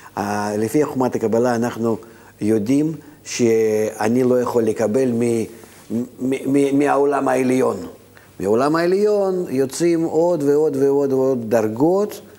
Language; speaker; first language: Hebrew; non-native, fluent; Russian